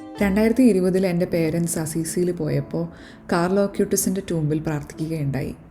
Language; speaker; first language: Malayalam; early bilingual, heritage; Malayalam